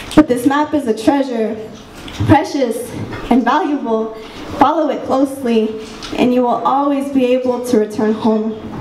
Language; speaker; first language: English; early bilingual, other home language; Spanish